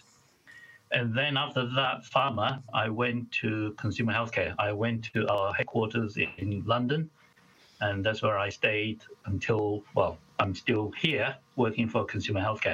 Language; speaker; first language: English; non-native, local second language; Chinese